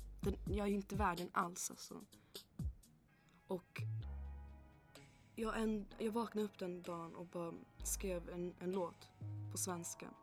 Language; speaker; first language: Swedish; early bilingual, other home language; English